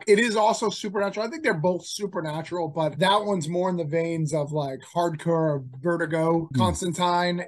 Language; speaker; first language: English; native; English